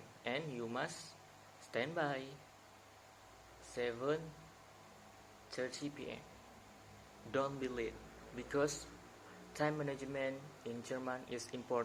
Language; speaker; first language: English; non-native, learner; Indonesian